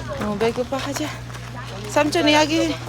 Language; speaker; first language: Korean; non-native, fluent; Filipino